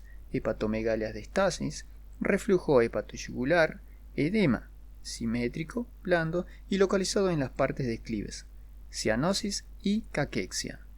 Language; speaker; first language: Spanish; native; Spanish